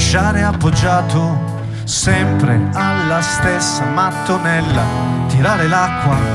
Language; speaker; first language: Italian; native; Italian